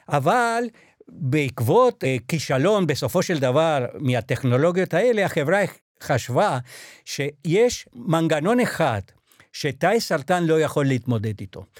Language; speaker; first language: Hebrew; non-native, fluent; Spanish